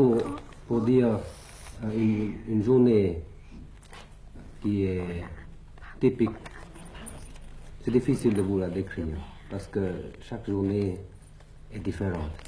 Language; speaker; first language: French; early bilingual, other home language; Thai